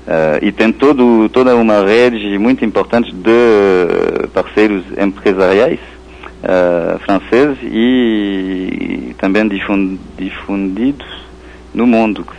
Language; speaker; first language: Portuguese; non-native, fluent; French